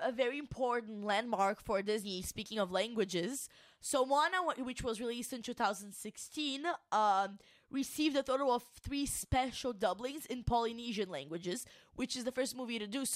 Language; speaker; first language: English; non-native, fluent; Portuguese